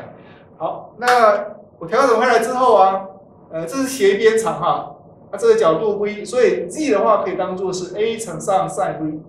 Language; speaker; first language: Chinese; native; Chinese